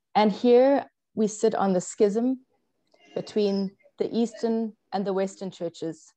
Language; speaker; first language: English; native; English